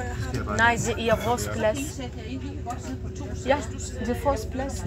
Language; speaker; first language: Danish; non-native, learner; Arabic